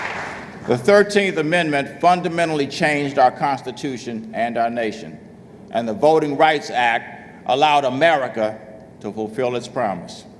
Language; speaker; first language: English; native; English